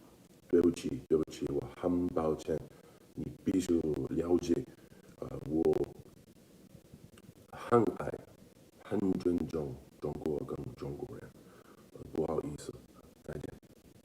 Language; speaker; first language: Chinese; non-native, learner; English